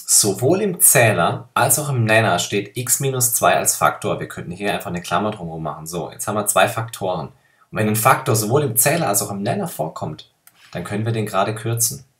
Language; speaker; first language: German; native; German